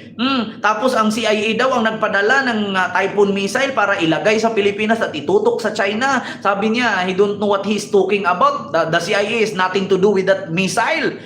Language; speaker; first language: Filipino; native; Filipino